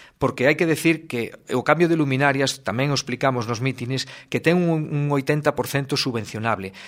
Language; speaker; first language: Galician; native; Galician